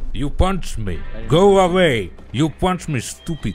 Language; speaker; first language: English; non-native, learner; Russian